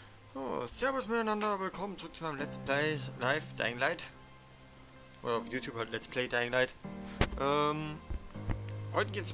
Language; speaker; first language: German; native; German